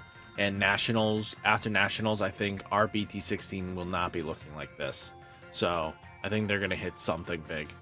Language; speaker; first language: English; native; English